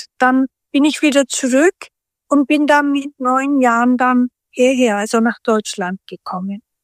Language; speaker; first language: German; early bilingual, other home language; Turkish